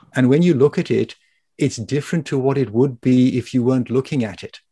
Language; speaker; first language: English; native; English